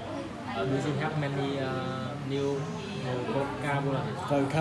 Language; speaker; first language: English; non-native, learner; Vietnamese